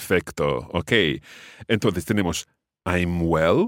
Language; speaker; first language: Spanish; non-native, fluent; English